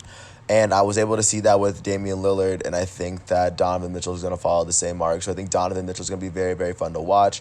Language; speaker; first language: English; native; English